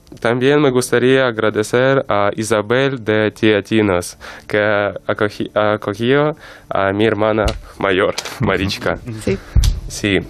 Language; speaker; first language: Spanish; non-native, learner; Ukrainian